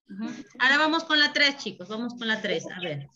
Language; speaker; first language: Spanish; native; Spanish